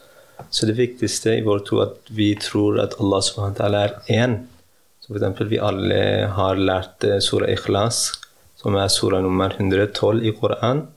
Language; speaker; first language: Norwegian; early bilingual, heritage; Norwegian